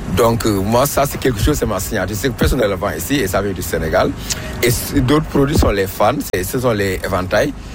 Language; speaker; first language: French; non-native, local second language; Wolof